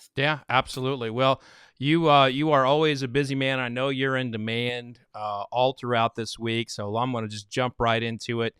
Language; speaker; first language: English; native; English